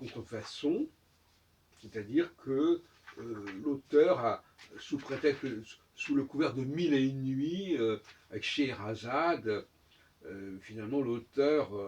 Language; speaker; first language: French; native; French